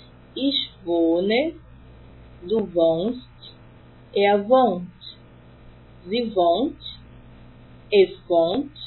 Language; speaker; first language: German; non-native, fluent; Portuguese